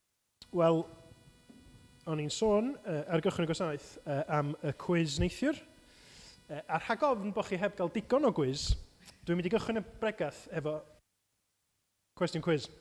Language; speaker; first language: Welsh; native; Welsh